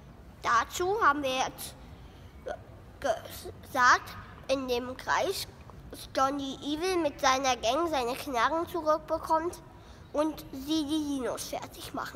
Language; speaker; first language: German; native; German